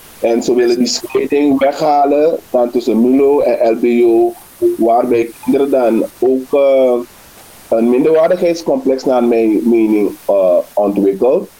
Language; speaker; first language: Dutch; native; Dutch